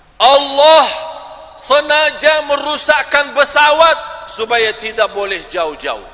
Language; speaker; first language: Malay; non-native, fluent; Arabic